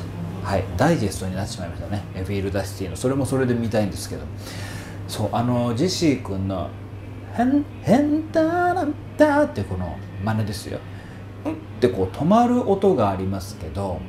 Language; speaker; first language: Japanese; native; Japanese